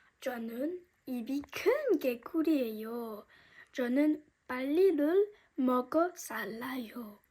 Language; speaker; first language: Korean; early bilingual, heritage; French